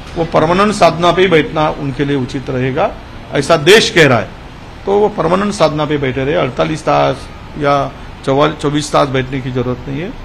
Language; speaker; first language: Hindi; non-native, local second language; Marathi